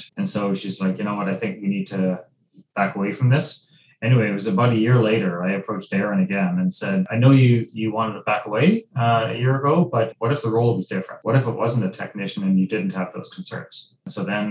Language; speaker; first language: English; native; English